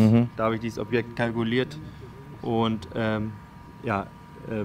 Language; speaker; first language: German; native; German